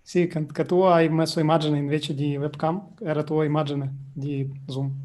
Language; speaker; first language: Italian; non-native, learner; Russian